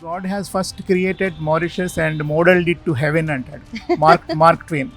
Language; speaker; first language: Telugu; native; Telugu